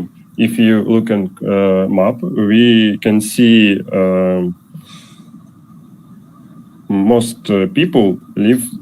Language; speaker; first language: English; non-native, learner; Russian